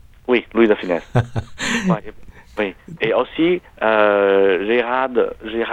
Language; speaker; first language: French; non-native, learner; Chinese